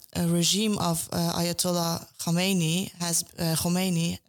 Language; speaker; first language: English; non-native, fluent; Persian